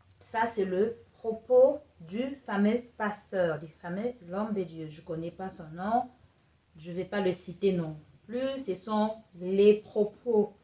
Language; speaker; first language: French; non-native, local second language; Lingala